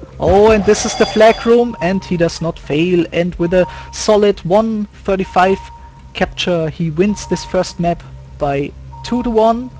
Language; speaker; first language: English; non-native, fluent; German